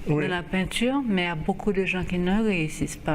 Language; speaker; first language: French; non-native, local second language; Haitian Creole